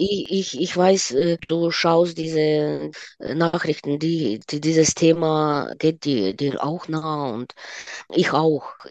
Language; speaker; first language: German; non-native, fluent; Ukrainian